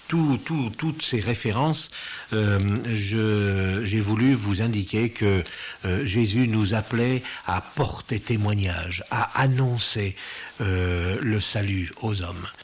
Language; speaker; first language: French; native; French